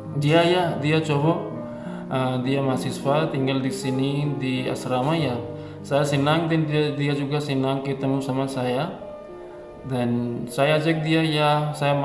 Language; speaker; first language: Indonesian; non-native, learner; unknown